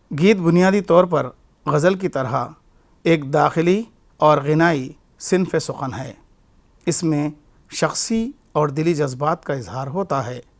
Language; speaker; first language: Urdu; native; Urdu